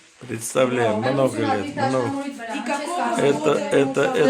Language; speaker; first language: Russian; non-native, local second language; Armenian